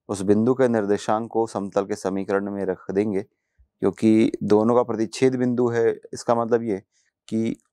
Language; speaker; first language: Hindi; native; Hindi